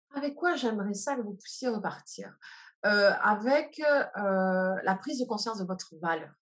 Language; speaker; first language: French; native; French